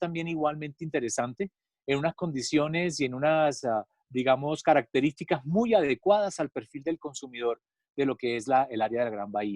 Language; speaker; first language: Spanish; native; Spanish